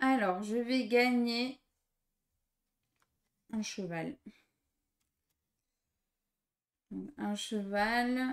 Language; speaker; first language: French; native; French